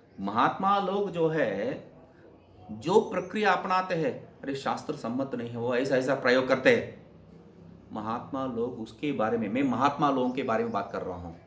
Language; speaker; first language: Hindi; non-native, local second language; Kannada